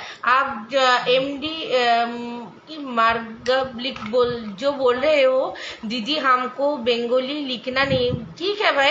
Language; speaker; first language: Hindi; non-native, local second language; Bangla